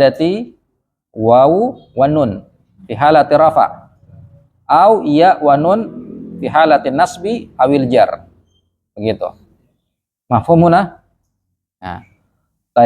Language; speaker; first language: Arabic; non-native, fluent; Indonesian